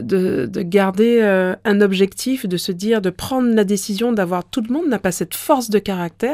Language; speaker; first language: French; native; French